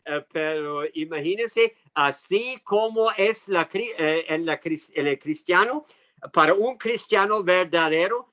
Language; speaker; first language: Spanish; non-native, fluent; English